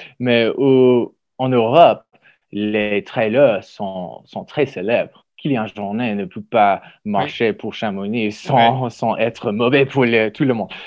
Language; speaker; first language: French; non-native, learner; English